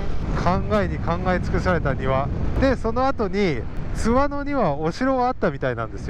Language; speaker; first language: Japanese; native; Japanese